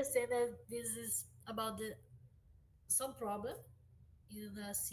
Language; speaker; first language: English; non-native, learner; Portuguese